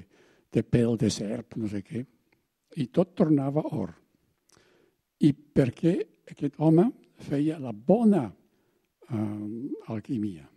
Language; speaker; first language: Catalan; non-native, fluent; German